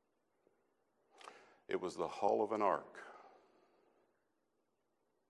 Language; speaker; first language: English; native; English